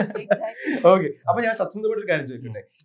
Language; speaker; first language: Malayalam; native; Malayalam